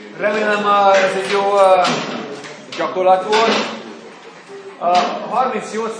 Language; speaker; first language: Hungarian; non-native, fluent; English